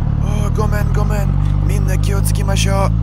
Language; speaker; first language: Japanese; non-native, learner; Russian